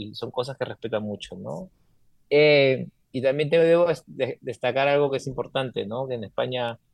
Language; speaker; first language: Spanish; native; Spanish